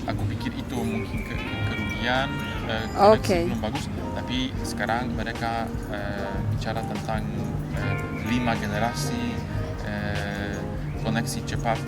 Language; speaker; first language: Indonesian; non-native, fluent; Polish